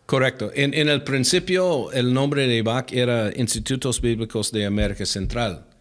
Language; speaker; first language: Spanish; non-native, fluent; English